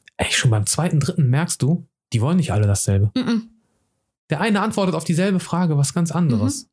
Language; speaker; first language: German; early bilingual, other home language; Turkish